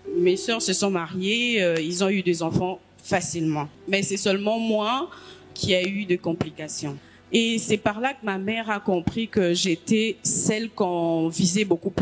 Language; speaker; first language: French; non-native, local second language; Lingala